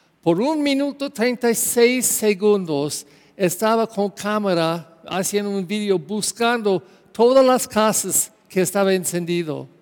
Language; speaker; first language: Spanish; non-native, learner; English